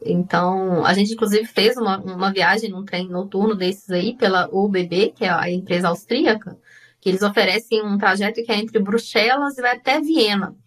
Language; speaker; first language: Portuguese; native; Portuguese